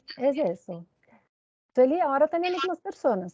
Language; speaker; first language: Spanish; non-native, fluent; Portuguese